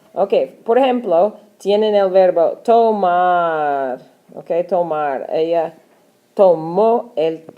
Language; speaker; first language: Spanish; non-native, fluent; English